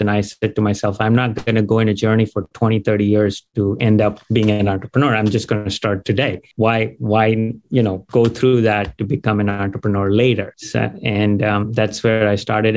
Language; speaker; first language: English; non-native, local second language; Gujarati